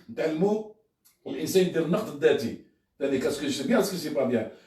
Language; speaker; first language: French; non-native, local second language; Arabic